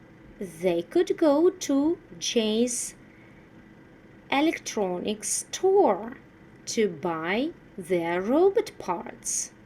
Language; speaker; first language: English; non-native, fluent; Russian